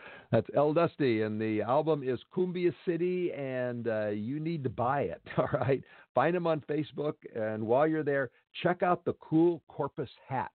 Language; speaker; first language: English; native; English